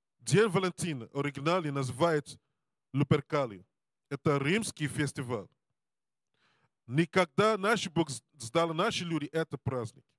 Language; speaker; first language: Russian; non-native, learner; English